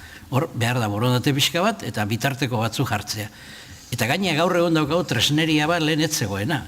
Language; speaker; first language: Basque; native; Basque